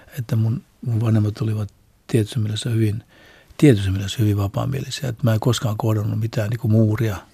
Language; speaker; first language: Finnish; non-native, local second language; Swedish